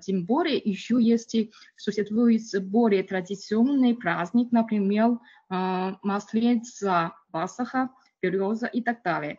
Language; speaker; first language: Russian; non-native, learner; Chinese